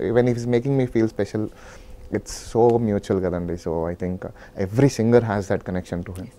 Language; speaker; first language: Telugu; native; Telugu